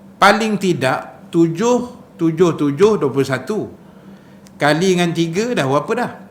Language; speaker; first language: Malay; native; Malay